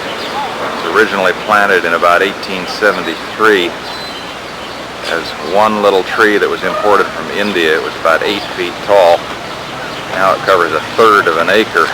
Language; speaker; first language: English; native; English